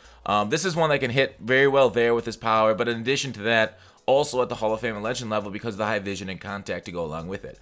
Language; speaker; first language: English; native; English